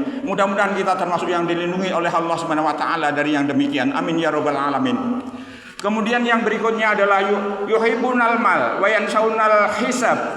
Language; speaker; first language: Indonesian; native; Indonesian